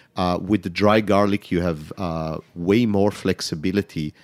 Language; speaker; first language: English; non-native, fluent; Hebrew